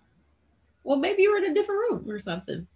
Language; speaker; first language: English; native; English